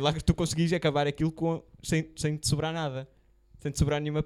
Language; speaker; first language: Portuguese; native; Portuguese